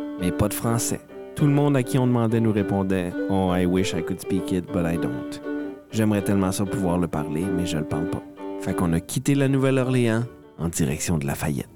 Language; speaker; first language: French; native; French